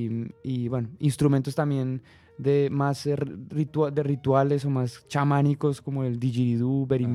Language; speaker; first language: Spanish; native; Spanish